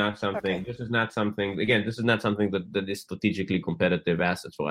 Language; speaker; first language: English; native; English